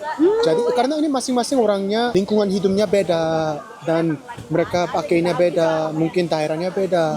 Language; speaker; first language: Indonesian; non-native, learner; Korean